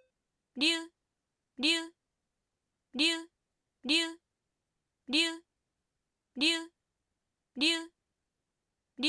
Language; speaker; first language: Japanese; non-native, learner; Filipino